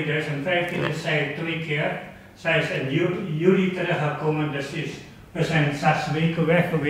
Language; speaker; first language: Dutch; early bilingual, other home language; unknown